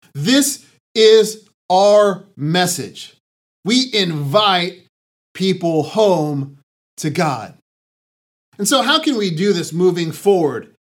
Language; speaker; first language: English; native; English